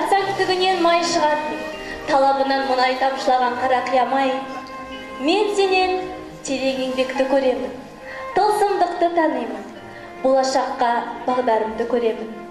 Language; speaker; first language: Kazakh; native; Kazakh